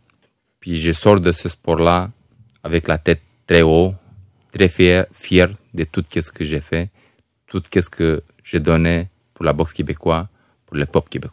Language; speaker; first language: French; non-native, fluent; Romanian